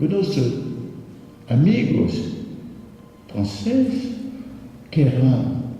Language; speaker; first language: Spanish; non-native, fluent; French